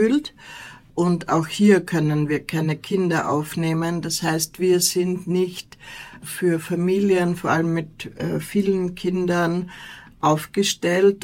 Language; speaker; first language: German; native; German